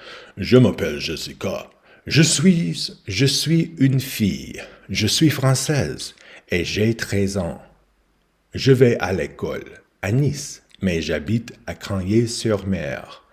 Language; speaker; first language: French; non-native, learner; English